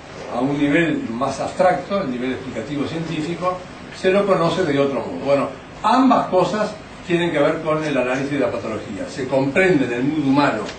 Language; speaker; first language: Spanish; native; Spanish